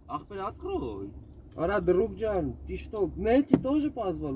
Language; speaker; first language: Russian; non-native, learner; Armenian